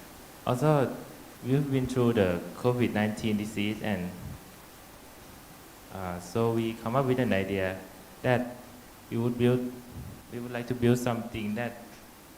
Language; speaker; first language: English; non-native, learner; Thai